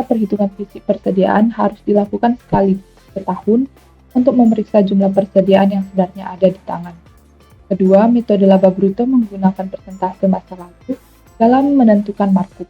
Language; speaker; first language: Indonesian; native; Indonesian